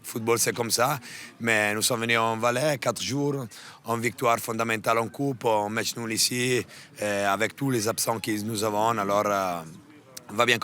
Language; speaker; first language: French; non-native, local second language; Italian